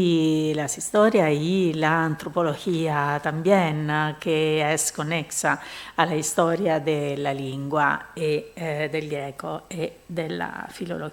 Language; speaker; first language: Spanish; non-native, fluent; Italian